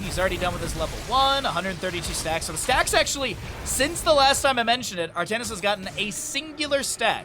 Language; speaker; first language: English; native; English